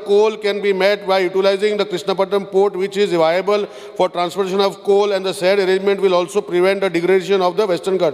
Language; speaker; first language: English; non-native, local second language; Konkani